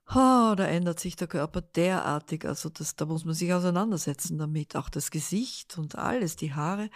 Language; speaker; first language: German; early bilingual, other home language; Dutch